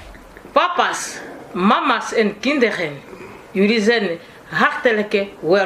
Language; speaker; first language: Dutch; non-native, learner; Lingala